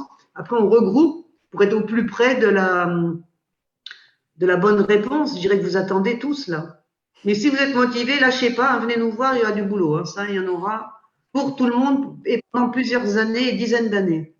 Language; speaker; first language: French; native; French